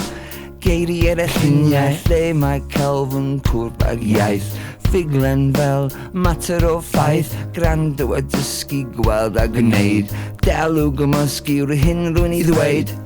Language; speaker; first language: Welsh; non-native, learner; English